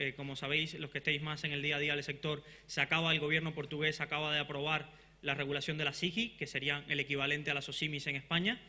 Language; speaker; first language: Spanish; native; Spanish